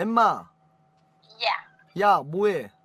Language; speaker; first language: Korean; native; Korean